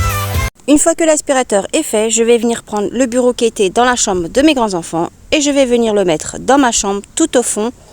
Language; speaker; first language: French; native; French